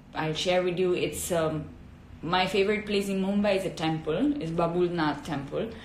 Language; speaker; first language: English; non-native, fluent; Italian